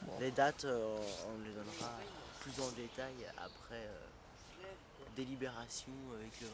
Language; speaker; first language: French; native; French